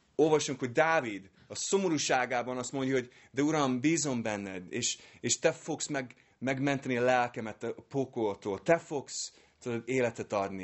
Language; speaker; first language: Hungarian; non-native, fluent; English